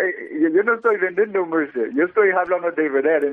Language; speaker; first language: Spanish; early bilingual, heritage; English